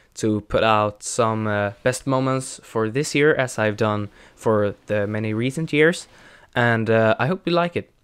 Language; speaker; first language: English; non-native, fluent; Swedish